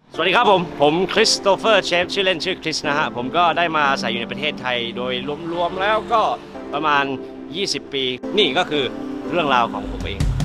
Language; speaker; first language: Thai; early bilingual, other home language; English